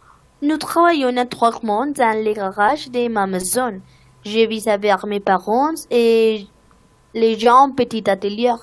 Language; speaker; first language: French; non-native, learner; Spanish